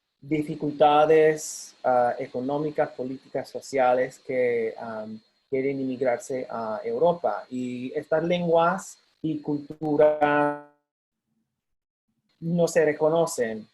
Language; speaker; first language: Spanish; non-native, fluent; English